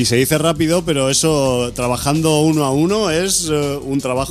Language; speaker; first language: Spanish; native; Spanish